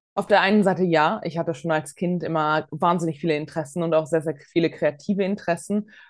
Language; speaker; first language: German; early bilingual, other home language; Latvian